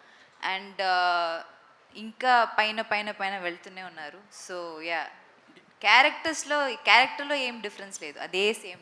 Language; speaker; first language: Telugu; non-native, fluent; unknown